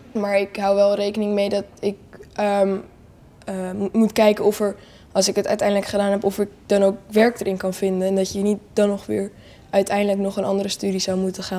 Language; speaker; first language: Dutch; native; Dutch